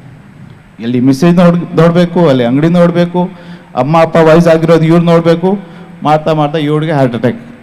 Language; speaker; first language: Kannada; non-native, fluent; Hindi